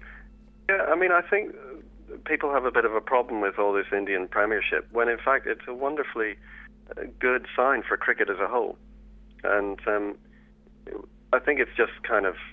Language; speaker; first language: English; native; English